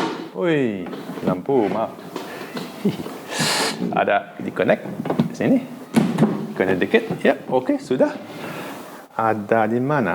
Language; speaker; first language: Indonesian; non-native, learner; Dutch